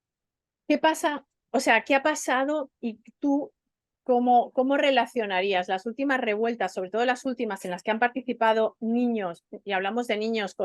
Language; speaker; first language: Spanish; native; Spanish